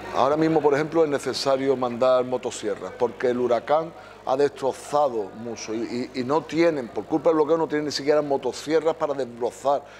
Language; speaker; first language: Spanish; native; Spanish